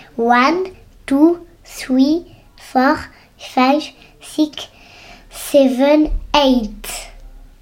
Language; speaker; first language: French; native; French